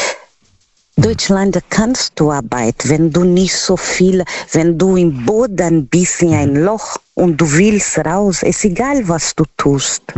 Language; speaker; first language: German; non-native, learner; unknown